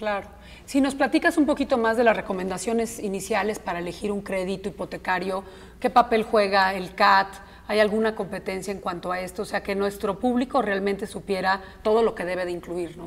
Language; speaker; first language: Spanish; native; Spanish